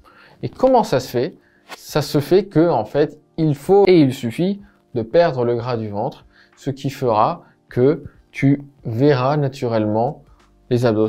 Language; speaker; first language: French; native; French